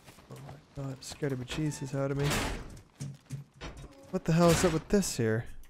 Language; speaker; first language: English; non-native, fluent; Dutch